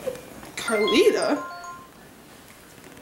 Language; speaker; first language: Spanish; non-native, learner; English